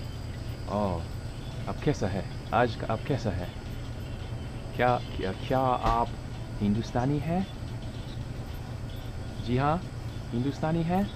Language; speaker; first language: Hindi; non-native, learner; English